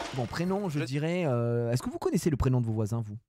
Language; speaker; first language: French; native; French